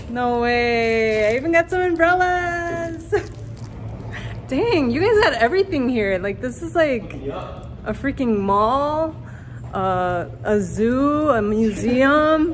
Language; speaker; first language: English; native; English